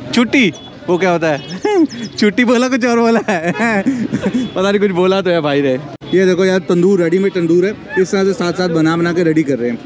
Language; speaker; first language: Hindi; native; Hindi